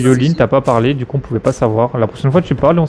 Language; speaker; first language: French; native; French